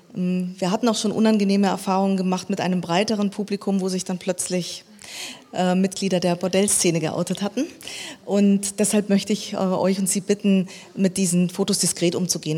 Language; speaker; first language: German; native; German